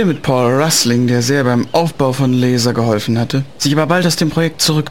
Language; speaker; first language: German; native; German